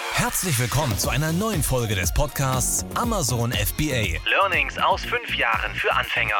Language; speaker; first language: German; native; German